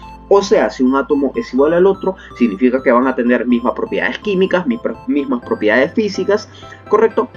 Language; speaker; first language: Spanish; native; Spanish